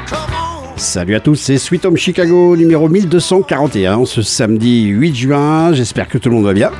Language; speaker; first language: French; native; French